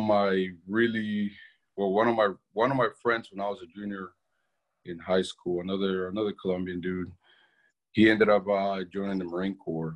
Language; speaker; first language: English; non-native, fluent; Spanish